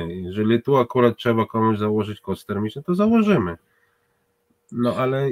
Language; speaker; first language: Polish; non-native, fluent; Hebrew